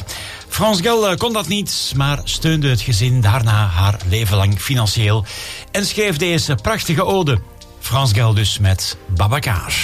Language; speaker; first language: Dutch; native; Dutch